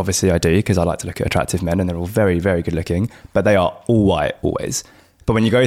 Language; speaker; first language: English; native; English